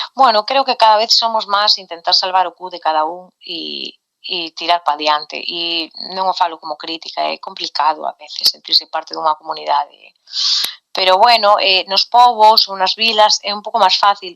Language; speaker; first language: Galician; native; Galician